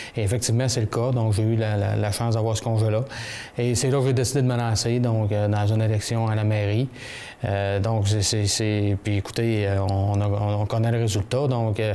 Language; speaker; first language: French; native; French